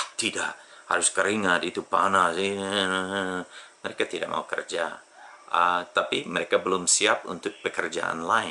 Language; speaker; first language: Indonesian; non-native, fluent; English